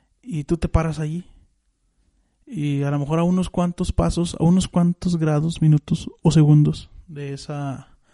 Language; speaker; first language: Spanish; native; Spanish